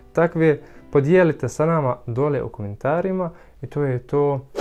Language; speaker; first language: Croatian; non-native, fluent; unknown